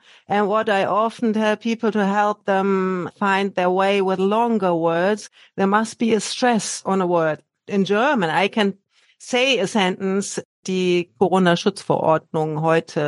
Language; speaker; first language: English; non-native, fluent; German